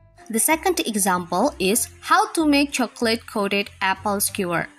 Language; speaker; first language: English; non-native, fluent; Indonesian